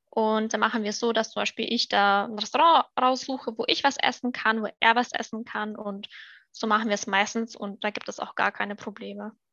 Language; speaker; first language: German; early bilingual, other home language; Russian